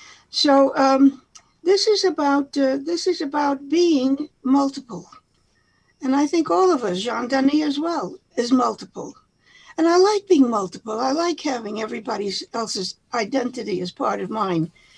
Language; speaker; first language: English; early bilingual, other home language; Spanish